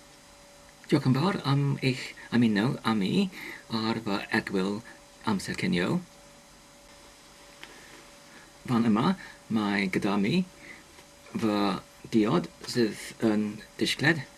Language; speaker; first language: Welsh; non-native, learner; English